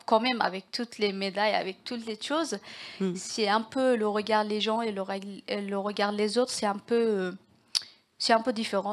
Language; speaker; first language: French; non-native, learner; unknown